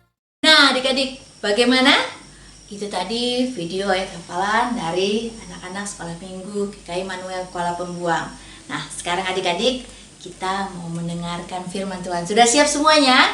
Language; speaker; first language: Indonesian; native; Indonesian